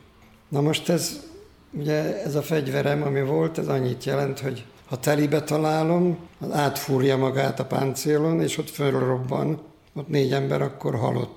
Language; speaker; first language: Hungarian; native; Hungarian